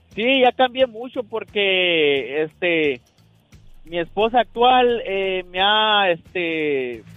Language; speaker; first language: Spanish; native; Spanish